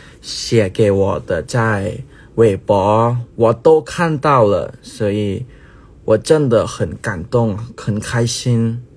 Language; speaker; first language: Chinese; non-native, learner; Thai